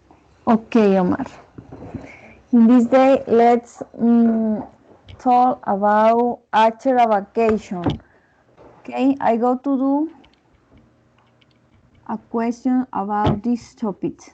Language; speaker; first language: English; non-native, learner; Spanish